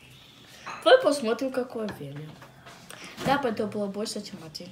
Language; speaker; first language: Russian; early bilingual, heritage; English